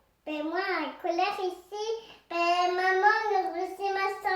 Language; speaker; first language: French; native; French